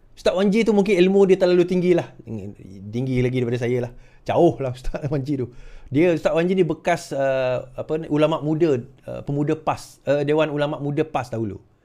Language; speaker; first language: Malay; native; Malay